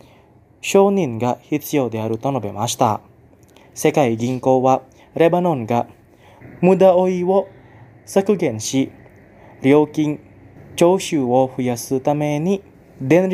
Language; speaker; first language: Japanese; non-native, fluent; Indonesian